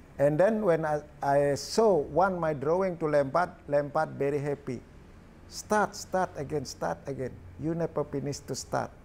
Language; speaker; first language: English; non-native, learner; Balinese